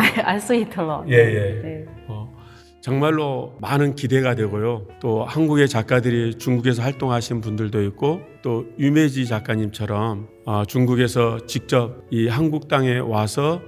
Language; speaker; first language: Korean; native; Korean